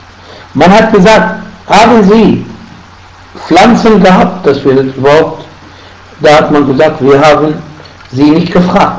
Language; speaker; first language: German; non-native, fluent; Arabic